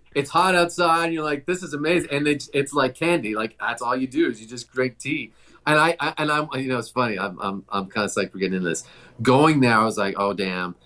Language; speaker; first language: English; native; English